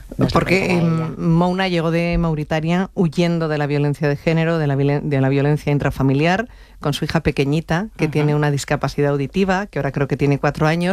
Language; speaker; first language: Spanish; native; Spanish